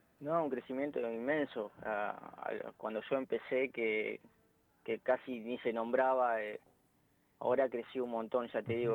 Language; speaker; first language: Spanish; native; Spanish